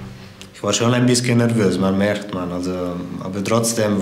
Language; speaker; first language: German; non-native, fluent; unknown